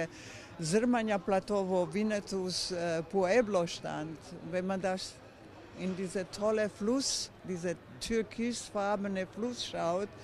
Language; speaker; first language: German; non-native, fluent; Croatian